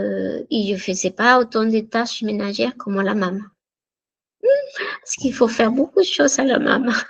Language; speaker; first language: French; non-native, fluent; Spanish